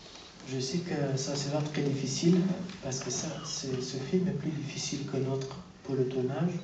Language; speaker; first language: French; non-native, fluent; Romanian